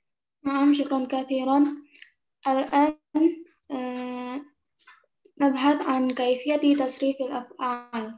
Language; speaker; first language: Arabic; non-native, learner; Indonesian